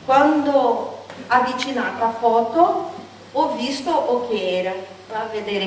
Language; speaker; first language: Italian; non-native, learner; Portuguese